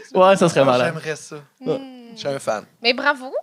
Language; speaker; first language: French; native; French